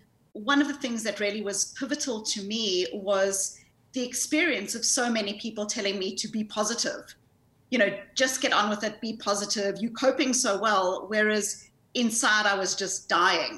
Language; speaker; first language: English; native; English